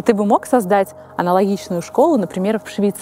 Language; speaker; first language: Russian; native; Russian